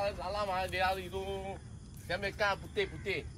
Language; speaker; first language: Malay; native; Malay